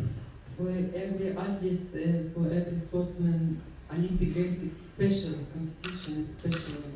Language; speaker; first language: English; non-native, learner; Russian